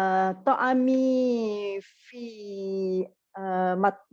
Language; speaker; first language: Arabic; non-native, learner; Malay